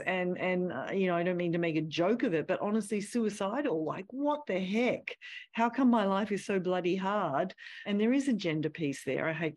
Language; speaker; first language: English; native; English